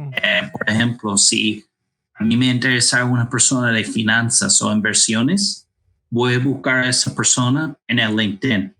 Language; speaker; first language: Spanish; non-native, fluent; English